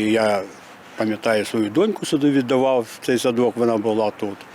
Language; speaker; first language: Ukrainian; native; Ukrainian